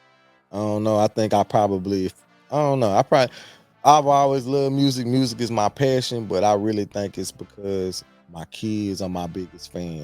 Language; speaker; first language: English; native; English